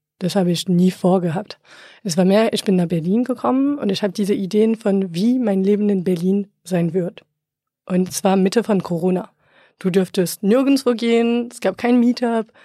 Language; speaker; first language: German; non-native, fluent; French